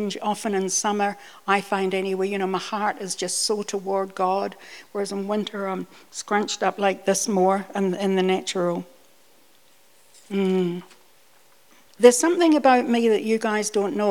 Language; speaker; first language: English; native; English